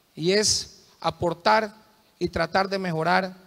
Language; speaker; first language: Spanish; native; Spanish